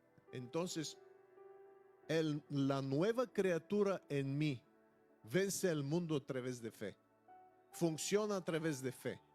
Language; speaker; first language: Spanish; non-native, fluent; Bulgarian